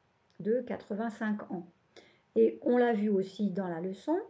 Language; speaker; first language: French; native; French